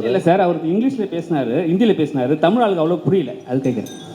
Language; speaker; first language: Tamil; native; Tamil